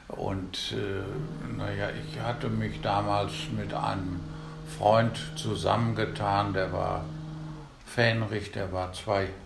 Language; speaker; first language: German; native; German